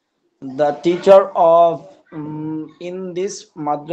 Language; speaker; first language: English; non-native, learner; Bangla